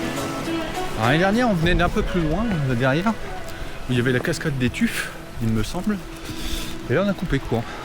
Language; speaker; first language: French; native; French